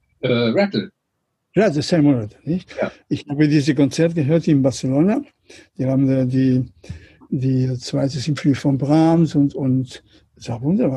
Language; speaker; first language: German; non-native, learner; Catalan